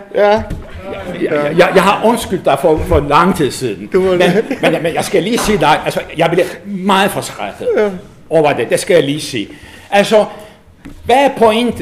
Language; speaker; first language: Danish; non-native, fluent; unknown